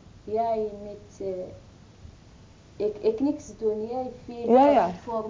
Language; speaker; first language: Dutch; non-native, learner; Arabic